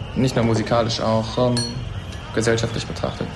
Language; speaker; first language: German; native; German